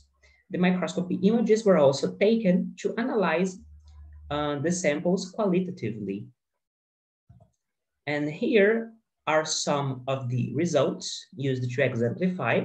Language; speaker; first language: English; non-native, fluent; Portuguese